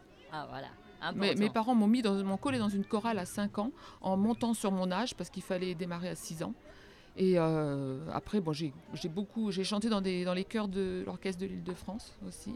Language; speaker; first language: French; native; French